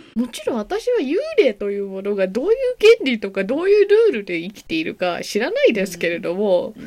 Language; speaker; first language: Japanese; native; Japanese